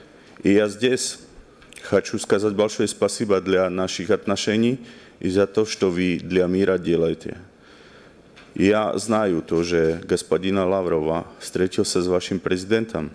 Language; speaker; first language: Russian; non-native, learner; Slovak